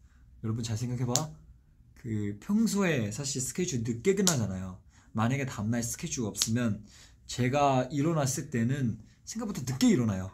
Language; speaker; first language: Korean; non-native, fluent; Chinese